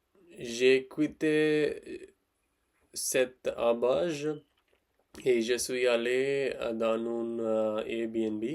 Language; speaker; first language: French; non-native, learner; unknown